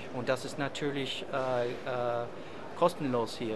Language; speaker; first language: German; non-native, learner; English